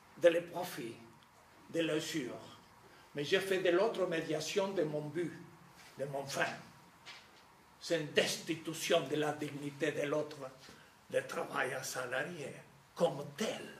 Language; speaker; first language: French; non-native, fluent; Spanish